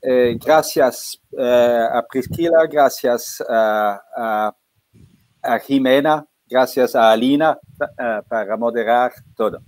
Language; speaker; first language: Spanish; non-native, fluent; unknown